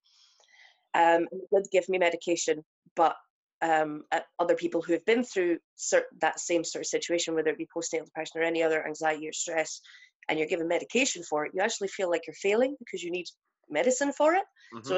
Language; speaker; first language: English; native; English